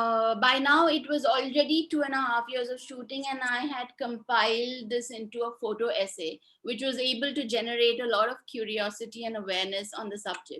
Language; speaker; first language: English; non-native, local second language; Hindi